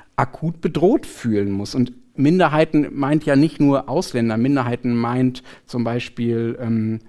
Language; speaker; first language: German; native; German